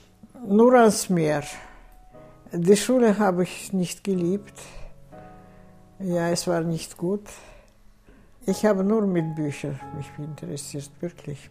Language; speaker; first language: German; non-native, fluent; Russian